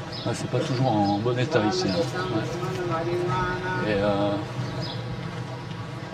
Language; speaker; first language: French; native; French